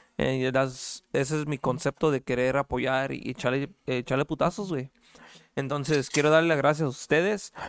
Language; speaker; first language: Spanish; early bilingual, heritage; Spanish